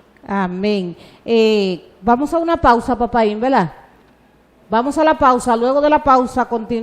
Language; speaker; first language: Spanish; native; Spanish